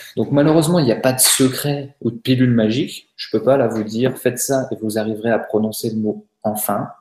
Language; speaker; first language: French; native; French